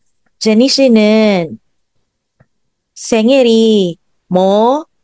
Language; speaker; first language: Korean; non-native, fluent; Filipino